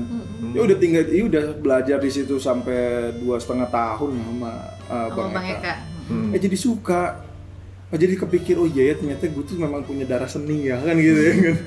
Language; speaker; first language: Indonesian; native; Indonesian